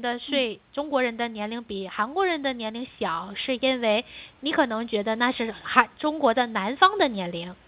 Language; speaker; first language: Chinese; native; Chinese